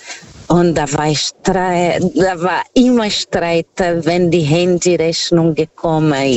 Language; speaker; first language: German; non-native, fluent; Portuguese